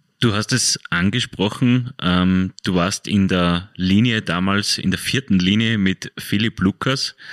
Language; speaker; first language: German; native; German